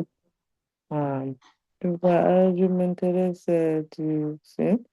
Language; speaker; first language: French; non-native, learner; Igbo